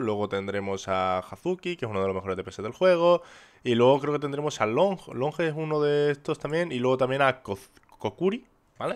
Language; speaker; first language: Spanish; native; Spanish